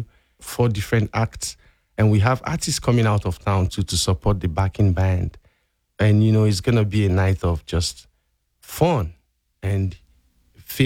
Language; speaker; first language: English; non-native, local second language; Igbo